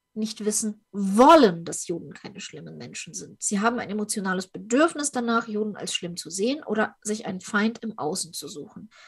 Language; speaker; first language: German; early bilingual, other home language; Ukrainian